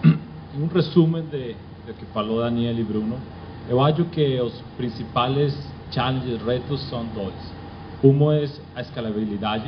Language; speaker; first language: Portuguese; non-native, fluent; Spanish